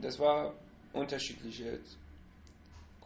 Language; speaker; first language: German; non-native, fluent; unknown